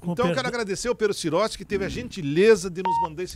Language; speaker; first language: Portuguese; native; Portuguese